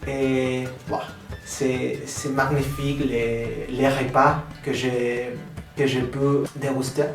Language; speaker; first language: French; non-native, learner; Spanish